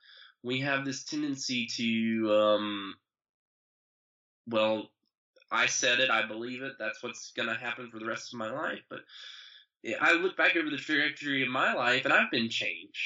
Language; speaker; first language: English; native; English